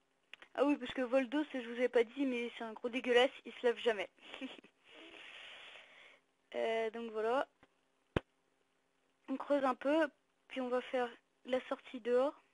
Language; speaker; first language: French; native; French